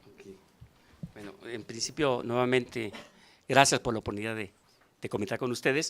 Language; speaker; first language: Spanish; native; Spanish